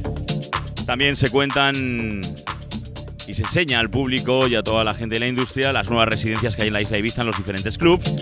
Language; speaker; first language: Spanish; native; Spanish